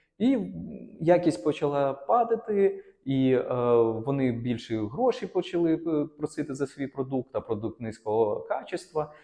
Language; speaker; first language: Ukrainian; non-native, local second language; Russian